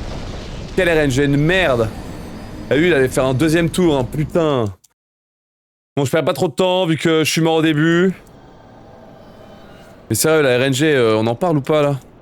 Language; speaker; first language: French; native; French